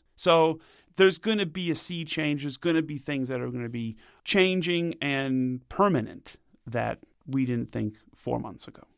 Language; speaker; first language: English; native; English